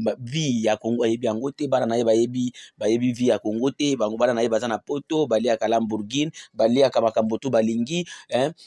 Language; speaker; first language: Lingala; non-native, local second language; Swahili